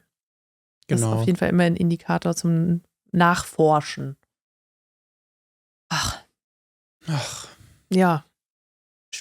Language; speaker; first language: German; native; German